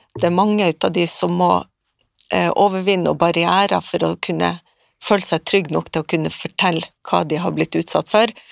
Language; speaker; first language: Norwegian; native; Norwegian